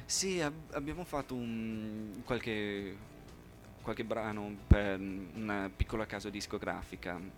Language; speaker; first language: Italian; non-native, fluent; English